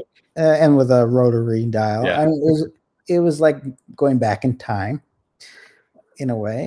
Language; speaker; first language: English; native; English